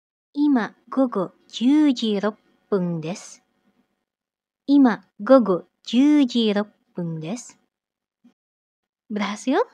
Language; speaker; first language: Japanese; non-native, fluent; Indonesian